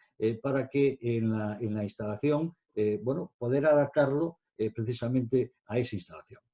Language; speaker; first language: Spanish; native; Spanish